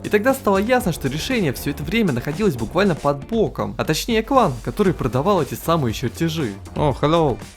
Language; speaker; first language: Russian; native; Russian